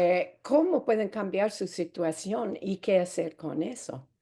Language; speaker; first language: Spanish; non-native, fluent; English